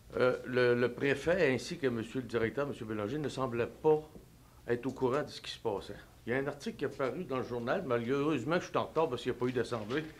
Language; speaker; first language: French; native; French